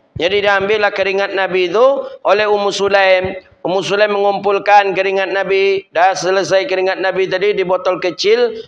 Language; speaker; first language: Malay; non-native, local second language; Minangkabau